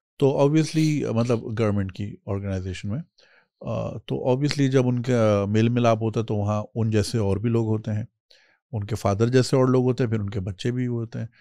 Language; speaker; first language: Urdu; native; Urdu